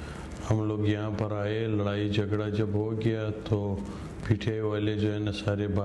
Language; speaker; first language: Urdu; non-native, local second language; Punjabi